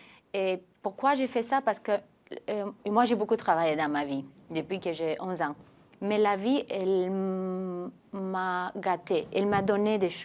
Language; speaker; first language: French; non-native, fluent; Romanian